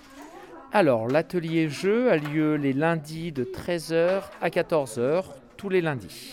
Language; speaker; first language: French; native; French